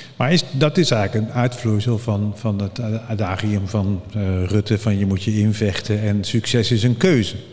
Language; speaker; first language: Dutch; native; Dutch